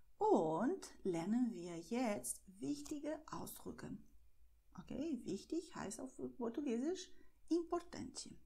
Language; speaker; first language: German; non-native, fluent; Portuguese